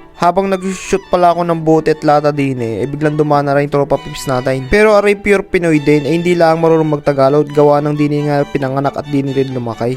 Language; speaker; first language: Filipino; native; Filipino